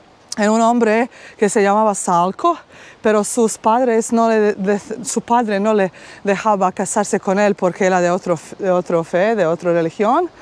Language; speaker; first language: Spanish; non-native, fluent; Bosnian